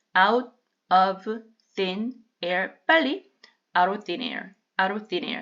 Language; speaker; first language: English; non-native, fluent; Korean